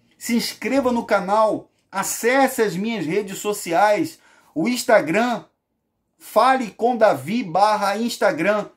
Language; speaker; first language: Portuguese; native; Portuguese